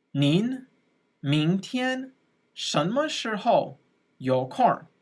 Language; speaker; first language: Chinese; non-native, fluent; English